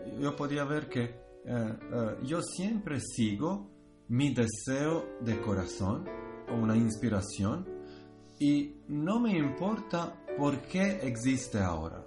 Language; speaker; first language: Spanish; non-native, learner; Croatian